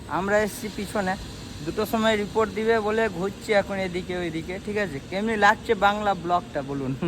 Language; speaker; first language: Bangla; non-native, learner; Hindi